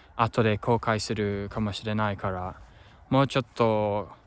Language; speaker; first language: Japanese; non-native, fluent; English